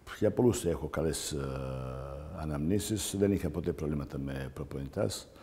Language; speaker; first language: Greek; non-native, fluent; Serbian